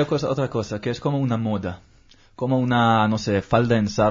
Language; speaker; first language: Spanish; non-native, learner; Hebrew